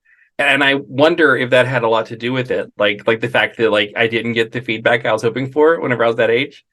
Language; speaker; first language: English; native; English